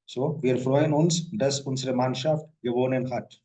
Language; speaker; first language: German; non-native, fluent; Hindi